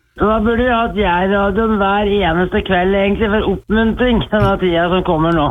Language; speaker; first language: Norwegian; native; Norwegian